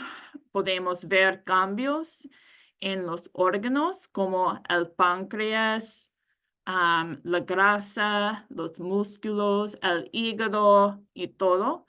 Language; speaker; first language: Spanish; non-native, learner; English